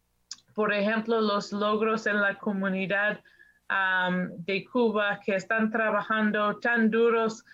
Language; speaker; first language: Spanish; non-native, fluent; English